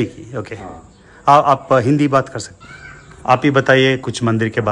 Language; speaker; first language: Hindi; non-native, learner; Telugu